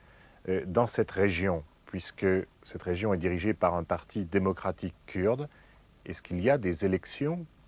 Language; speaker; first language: French; native; French